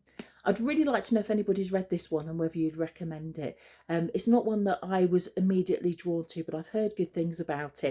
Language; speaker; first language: English; native; English